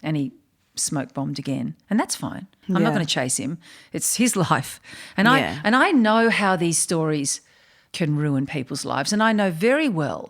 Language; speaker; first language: English; native; English